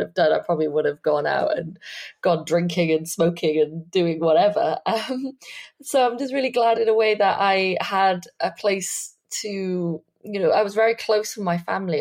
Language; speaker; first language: English; native; English